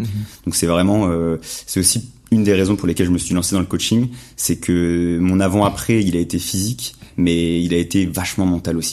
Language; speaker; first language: French; native; French